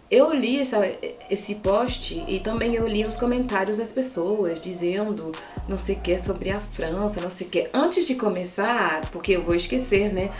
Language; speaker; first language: Portuguese; non-native, fluent; French